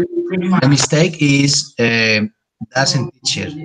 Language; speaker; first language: English; non-native, learner; Spanish